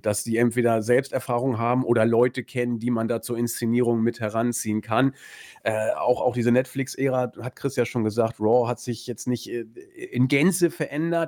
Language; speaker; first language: German; native; German